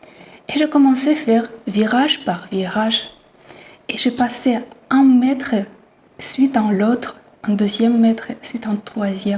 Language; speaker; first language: French; non-native, fluent; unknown